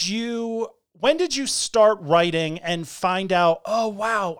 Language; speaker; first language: English; native; English